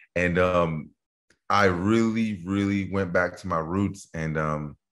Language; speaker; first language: English; native; English